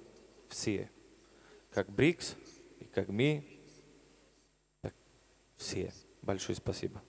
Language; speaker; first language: Russian; non-native, learner; Slovak